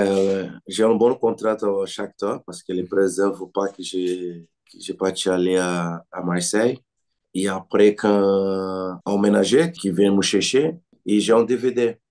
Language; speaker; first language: French; non-native, learner; Portuguese